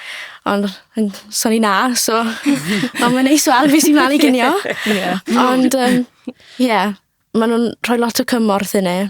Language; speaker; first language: Welsh; native; Welsh